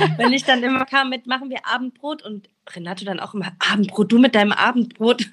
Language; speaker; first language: German; native; German